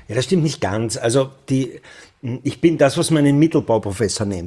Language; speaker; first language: German; native; German